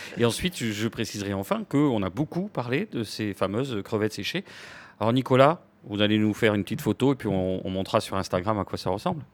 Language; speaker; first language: French; native; French